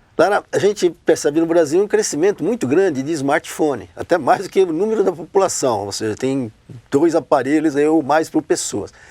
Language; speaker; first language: Portuguese; native; Portuguese